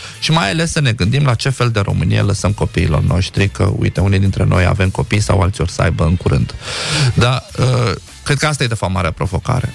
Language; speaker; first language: Romanian; non-native, local second language; Romany